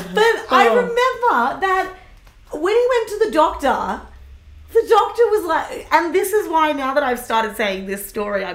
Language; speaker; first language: English; native; English